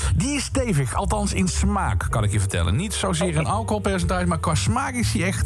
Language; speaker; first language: Dutch; native; Dutch